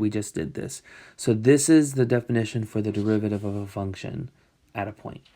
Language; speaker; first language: English; native; English